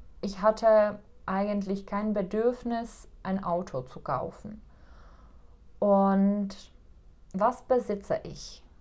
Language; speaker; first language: German; non-native, fluent; Czech